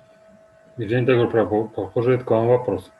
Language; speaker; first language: Russian; native; Russian